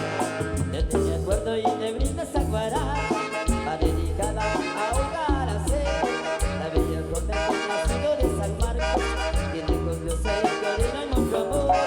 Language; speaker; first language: Spanish; native; Spanish